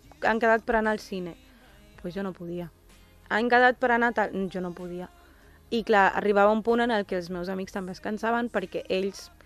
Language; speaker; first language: Catalan; early bilingual, other home language; Urdu